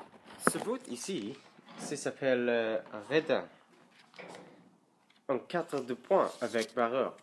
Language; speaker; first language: French; non-native, learner; English